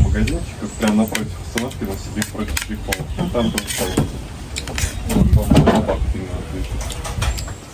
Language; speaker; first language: Russian; native; Russian